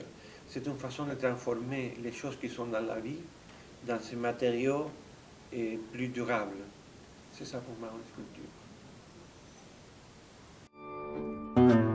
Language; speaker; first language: French; non-native, fluent; Spanish